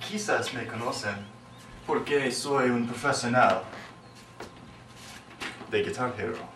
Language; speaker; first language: Spanish; non-native, learner; English